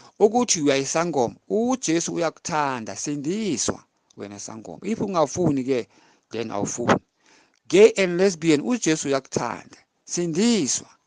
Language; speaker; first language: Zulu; non-native, local second language; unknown